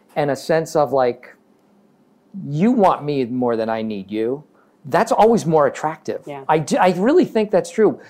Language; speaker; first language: English; native; English